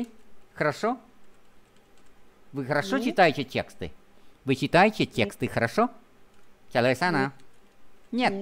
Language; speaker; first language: Russian; non-native, fluent; Vietnamese